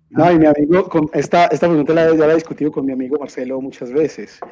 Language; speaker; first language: Spanish; native; Spanish